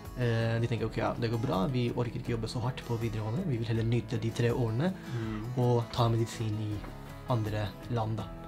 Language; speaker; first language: Norwegian; native; Norwegian